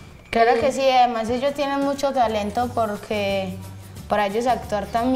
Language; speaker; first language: Spanish; native; Spanish